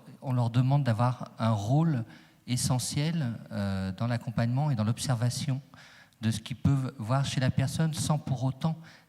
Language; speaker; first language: French; native; French